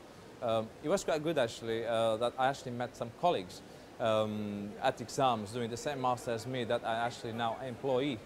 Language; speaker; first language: English; non-native, fluent; Portuguese